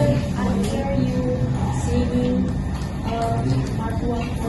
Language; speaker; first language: English; non-native, learner; Indonesian